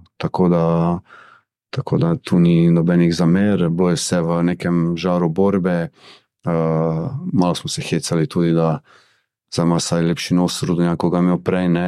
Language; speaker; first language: Slovenian; early bilingual, other home language; Bosnian